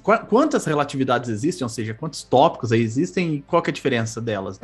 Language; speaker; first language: Portuguese; native; Portuguese